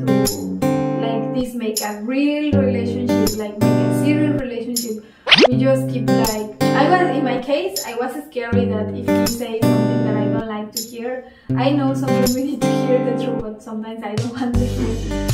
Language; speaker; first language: English; non-native, learner; Spanish